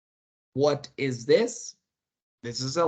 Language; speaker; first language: English; non-native, fluent; Spanish